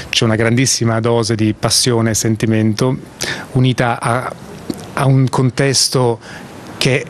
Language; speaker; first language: Italian; native; Italian